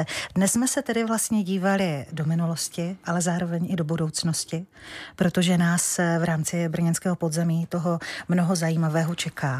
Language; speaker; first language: Czech; native; Czech